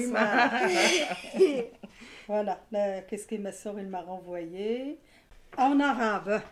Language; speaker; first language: French; non-native, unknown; Arabic